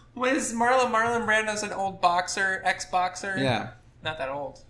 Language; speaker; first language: English; native; English